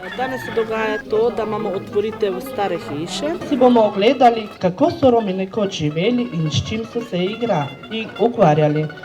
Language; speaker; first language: Slovenian; non-native, local second language; Romany